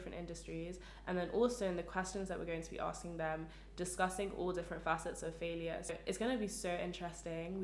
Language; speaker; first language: English; native; English